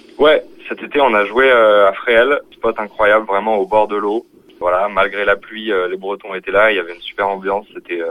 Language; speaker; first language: French; native; French